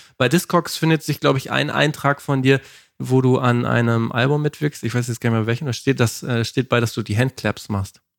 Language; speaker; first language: German; native; German